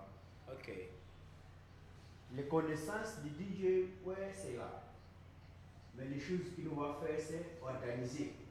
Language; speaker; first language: French; non-native, learner; Portuguese